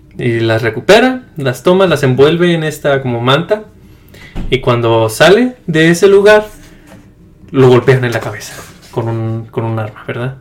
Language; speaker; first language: Spanish; early bilingual, heritage; Spanish